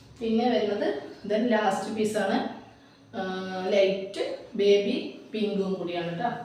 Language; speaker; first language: Malayalam; native; Malayalam